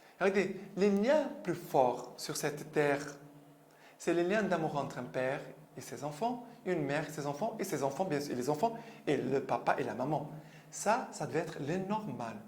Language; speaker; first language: French; non-native, fluent; Portuguese